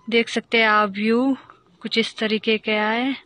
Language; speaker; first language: Hindi; non-native, local second language; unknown